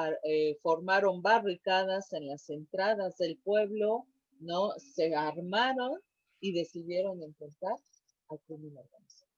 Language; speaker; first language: Spanish; native; Spanish